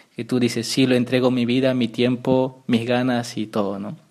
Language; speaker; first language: Spanish; native; Spanish